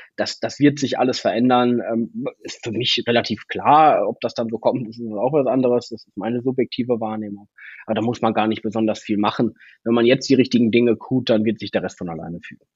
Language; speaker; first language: German; native; German